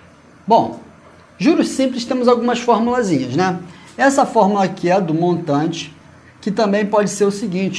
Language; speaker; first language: Portuguese; native; Portuguese